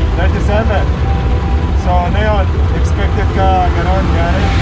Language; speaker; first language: Filipino; non-native, learner; Arabic